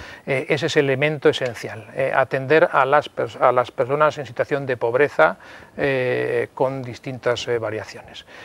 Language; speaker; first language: Spanish; native; Spanish